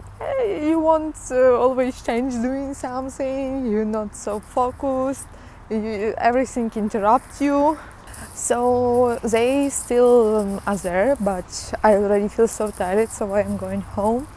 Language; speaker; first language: English; non-native, learner; Ukrainian